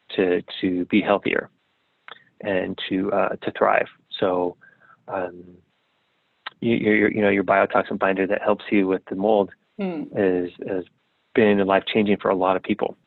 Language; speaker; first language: English; native; English